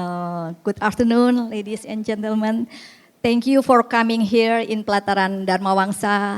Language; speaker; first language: English; non-native, fluent; Indonesian